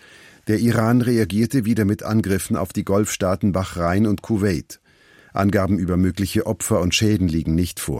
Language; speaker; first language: German; native; German